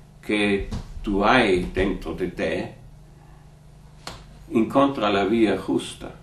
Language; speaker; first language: Spanish; non-native, learner; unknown